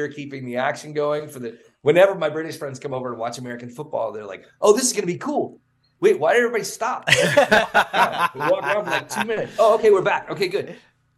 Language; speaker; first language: English; native; English